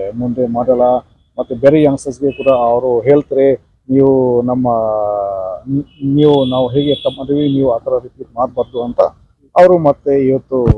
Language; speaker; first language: Kannada; non-native, learner; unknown